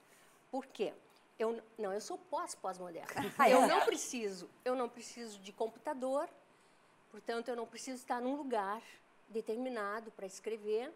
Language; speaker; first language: Portuguese; native; Portuguese